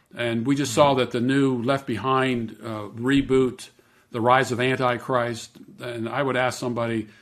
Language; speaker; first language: English; native; English